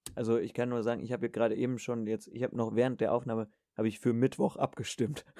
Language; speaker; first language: German; native; German